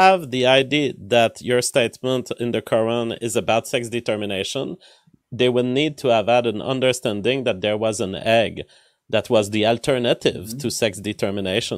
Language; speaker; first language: English; non-native, fluent; French